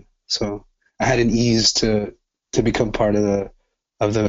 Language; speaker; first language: English; native; English